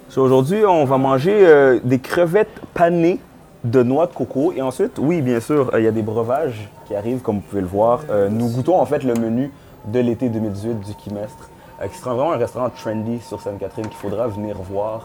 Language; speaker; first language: French; native; French